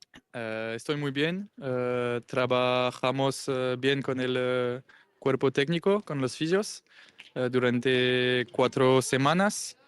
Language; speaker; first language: Spanish; non-native, learner; English